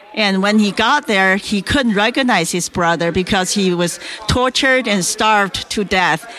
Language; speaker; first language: English; non-native, fluent; Chinese